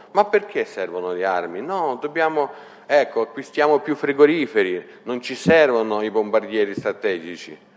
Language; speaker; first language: Italian; non-native, fluent; Ukrainian